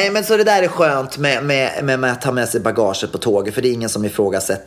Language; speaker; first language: Swedish; native; Swedish